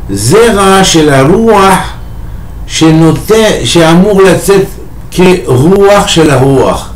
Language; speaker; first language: Hebrew; non-native, fluent; French